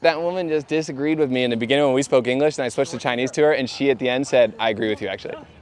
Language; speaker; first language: English; native; English